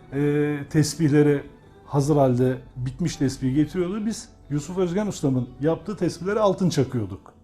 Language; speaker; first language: Turkish; native; Turkish